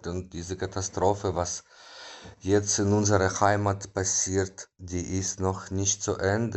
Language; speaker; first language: German; non-native, fluent; Ukrainian